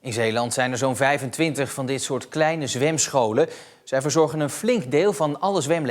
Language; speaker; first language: Dutch; native; Dutch